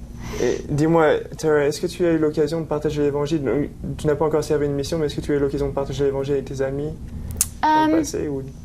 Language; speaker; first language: French; native; French